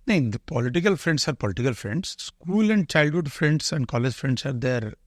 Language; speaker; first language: English; non-native, local second language; Odia